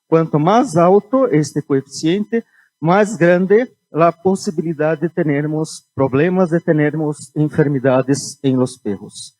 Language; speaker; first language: Spanish; non-native, fluent; Portuguese